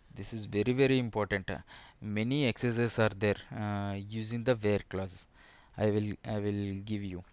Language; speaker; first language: English; non-native, local second language; Telugu